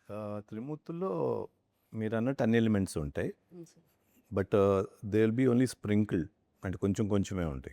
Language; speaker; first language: Telugu; native; Telugu